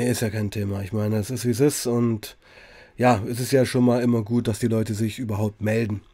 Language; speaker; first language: German; native; German